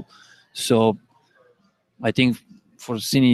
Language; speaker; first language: English; non-native, learner; Serbian